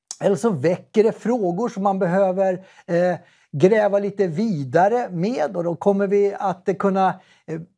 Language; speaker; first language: Swedish; native; Swedish